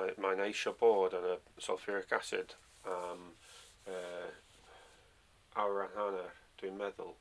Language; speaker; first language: Welsh; non-native, learner; English